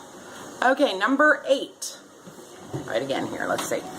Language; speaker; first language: English; native; English